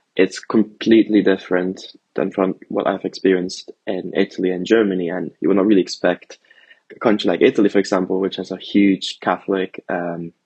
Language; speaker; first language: English; early bilingual, other home language; Italian